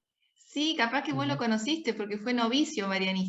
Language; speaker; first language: Spanish; native; Spanish